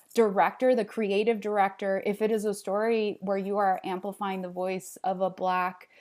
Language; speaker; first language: English; early bilingual, other home language; Spanish